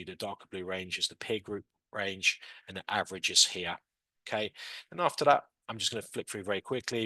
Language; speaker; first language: English; native; English